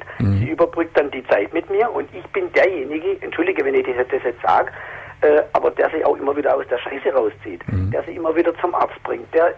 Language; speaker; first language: German; native; German